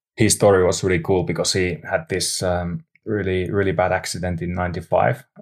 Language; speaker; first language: English; non-native, fluent; Finnish